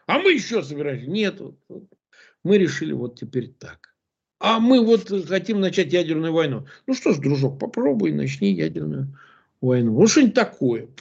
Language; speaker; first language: Russian; native; Russian